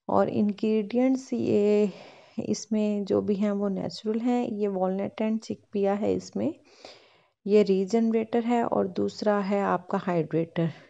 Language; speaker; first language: Hindi; non-native, local second language; Punjabi